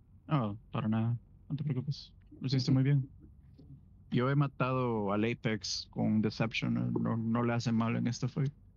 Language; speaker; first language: Spanish; native; Spanish